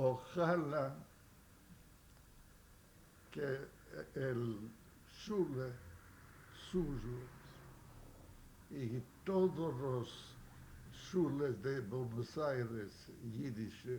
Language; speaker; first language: Spanish; non-native, fluent; Yiddish